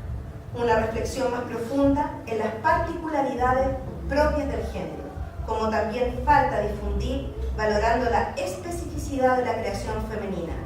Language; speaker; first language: Spanish; native; Spanish